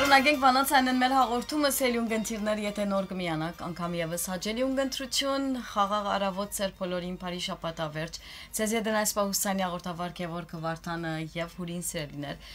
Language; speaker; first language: Armenian; early bilingual, heritage; Armenian